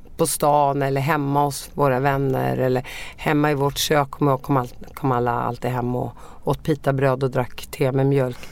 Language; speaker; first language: Swedish; early bilingual, other home language; Arabic